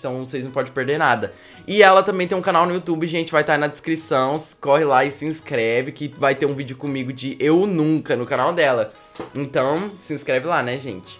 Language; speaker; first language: Portuguese; native; Portuguese